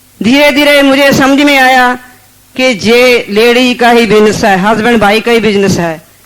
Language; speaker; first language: Hindi; non-native, local second language; Punjabi